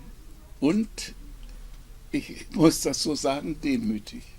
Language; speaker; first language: German; non-native, fluent; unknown